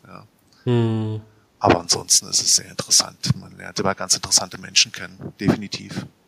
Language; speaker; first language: German; native; German